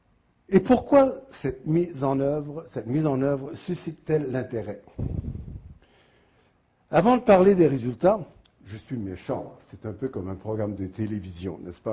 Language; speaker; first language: French; native; French